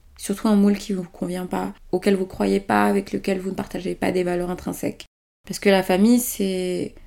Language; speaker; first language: French; early bilingual, other home language; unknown